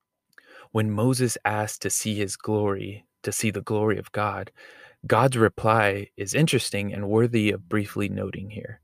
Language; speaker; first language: English; native; English